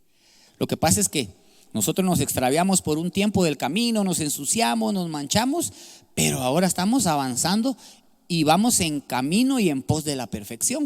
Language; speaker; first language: Spanish; native; Spanish